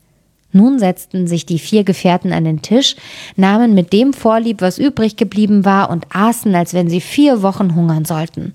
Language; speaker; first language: German; native; German